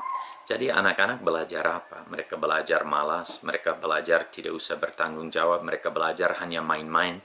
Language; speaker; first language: Indonesian; non-native, fluent; English